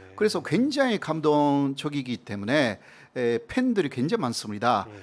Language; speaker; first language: Korean; non-native, fluent; Japanese